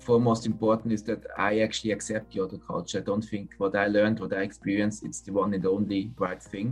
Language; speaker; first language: English; non-native, fluent; German